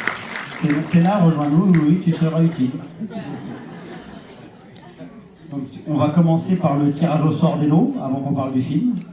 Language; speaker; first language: French; native; French